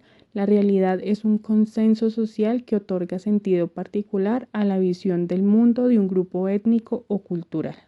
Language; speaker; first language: Spanish; native; Spanish